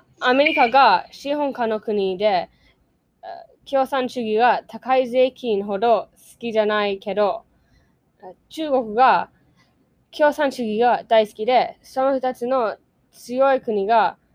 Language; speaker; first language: Japanese; non-native, learner; English